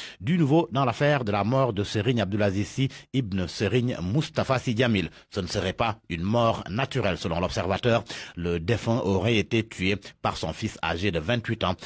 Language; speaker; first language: French; non-native, local second language; Wolof